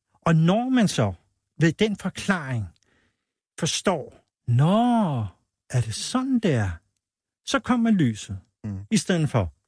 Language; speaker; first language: Danish; native; Danish